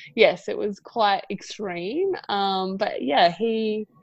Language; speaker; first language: English; native; English